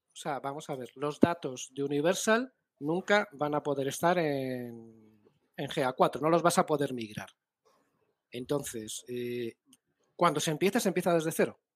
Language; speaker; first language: Spanish; native; Spanish